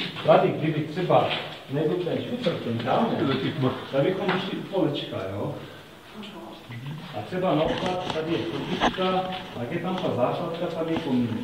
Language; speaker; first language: Czech; native; Czech